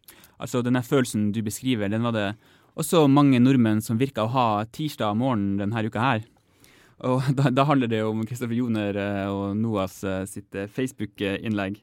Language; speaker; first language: Norwegian; native; Norwegian